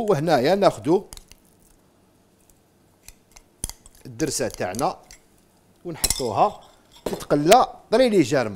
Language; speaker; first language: Arabic; native; Arabic